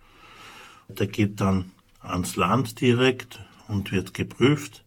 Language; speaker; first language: German; native; German